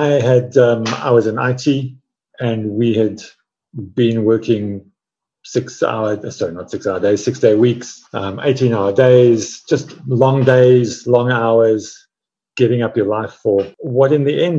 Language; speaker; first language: English; native; English